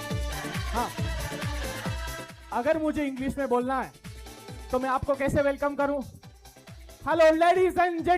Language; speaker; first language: Hindi; non-native, local second language; Gujarati